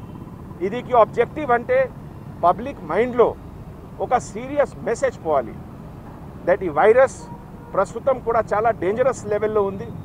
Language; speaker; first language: Telugu; non-native, local second language; Hindi